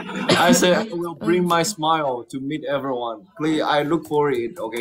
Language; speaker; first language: English; non-native, learner; Chinese